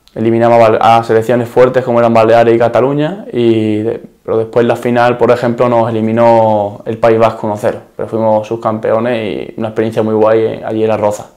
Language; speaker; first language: Spanish; native; Spanish